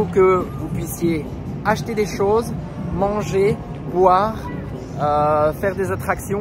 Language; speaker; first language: French; native; French